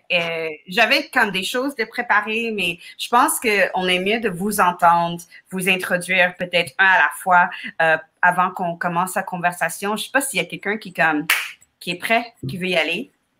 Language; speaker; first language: French; non-native, fluent; English